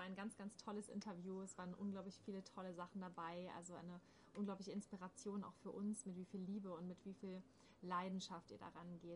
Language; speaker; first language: German; native; German